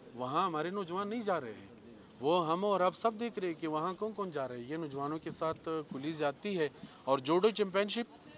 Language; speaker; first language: Urdu; non-native, local second language; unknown